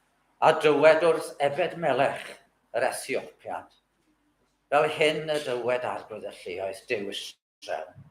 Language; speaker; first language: Welsh; native; Welsh